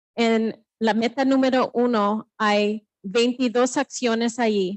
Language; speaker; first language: Spanish; early bilingual, heritage; Spanish